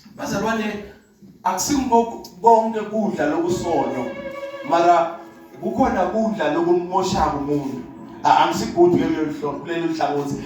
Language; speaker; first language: Zulu; non-native, local second language; Swati